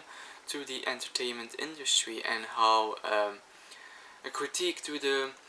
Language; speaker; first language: English; non-native, fluent; Dutch